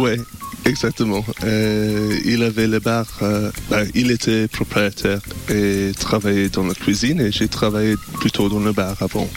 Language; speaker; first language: French; non-native, learner; English